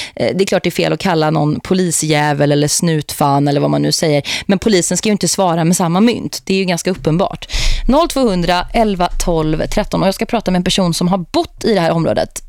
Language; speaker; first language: Swedish; native; Swedish